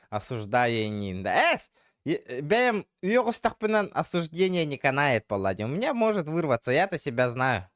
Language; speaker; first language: Russian; native; Russian